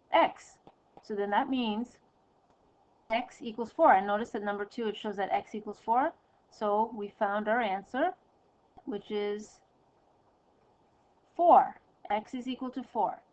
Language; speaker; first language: English; native; English